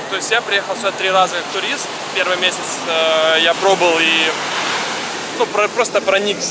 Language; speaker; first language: Russian; native; Russian